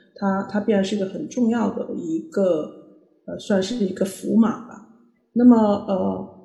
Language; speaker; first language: Chinese; native; Chinese